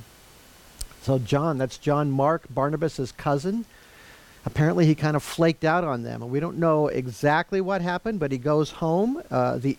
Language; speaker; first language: English; native; English